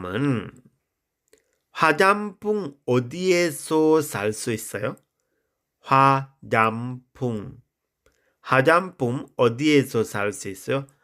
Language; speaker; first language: Korean; non-native, fluent; Sinhala